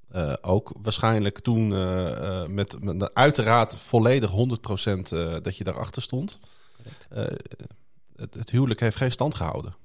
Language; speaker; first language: Dutch; native; Dutch